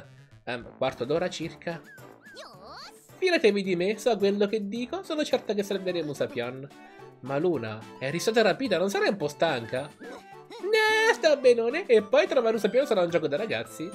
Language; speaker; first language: Italian; native; Italian